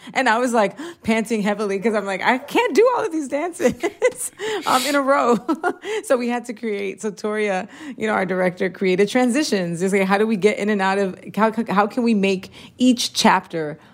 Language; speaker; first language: English; early bilingual, heritage; Spanish